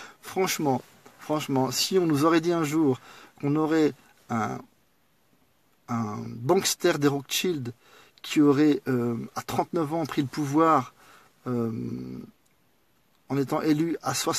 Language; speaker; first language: French; native; French